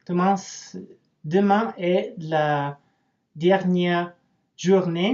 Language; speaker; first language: French; non-native, learner; English